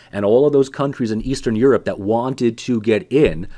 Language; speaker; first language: English; native; English